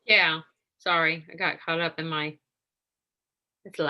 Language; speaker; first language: English; native; English